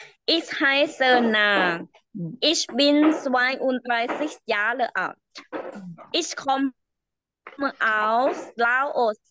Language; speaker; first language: German; non-native, learner; Lao